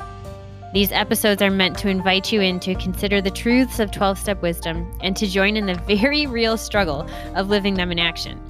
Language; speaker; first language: English; native; English